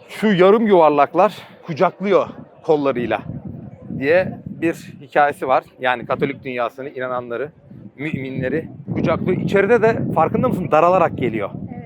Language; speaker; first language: Turkish; native; Turkish